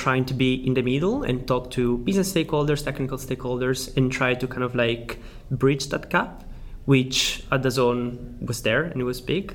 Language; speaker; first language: English; non-native, fluent; Italian